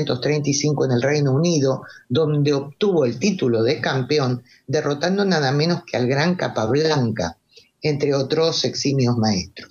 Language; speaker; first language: Spanish; native; Spanish